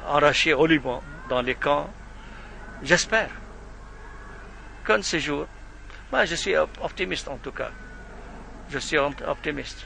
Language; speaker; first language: French; non-native, fluent; Arabic